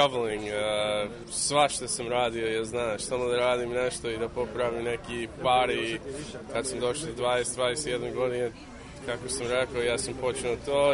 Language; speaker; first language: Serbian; early bilingual, heritage; English